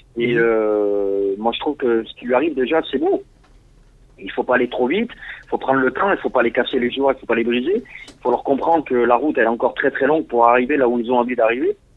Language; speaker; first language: French; non-native, local second language; Arabic